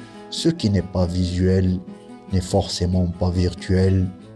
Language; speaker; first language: French; non-native, local second language; Arabic